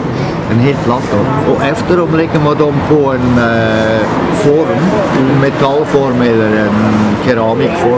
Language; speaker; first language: Swedish; non-native, fluent; German